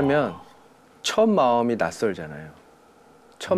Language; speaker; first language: Korean; native; Korean